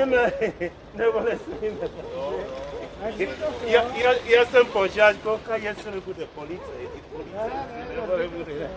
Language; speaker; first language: Czech; non-native, learner; English